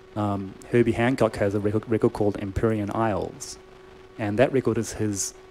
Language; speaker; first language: English; native; English